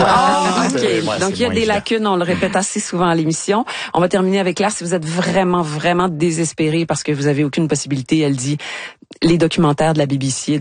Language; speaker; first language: French; native; French